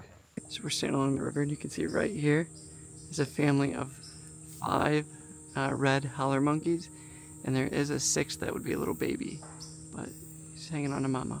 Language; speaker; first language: English; native; English